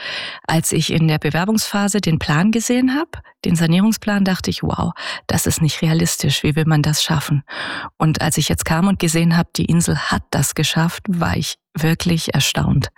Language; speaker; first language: German; native; German